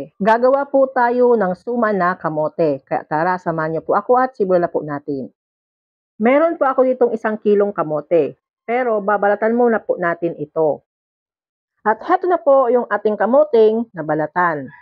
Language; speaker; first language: Filipino; non-native, local second language; Bikol